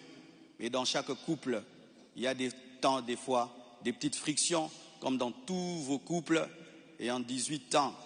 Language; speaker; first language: French; non-native, local second language; Lingala